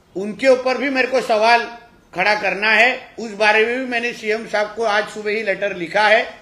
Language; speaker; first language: Hindi; non-native, local second language; Marathi